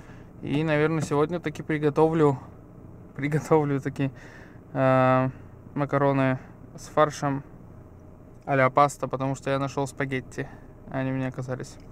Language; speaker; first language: Russian; native; Russian